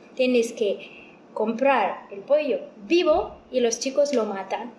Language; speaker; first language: Spanish; non-native, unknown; Amharic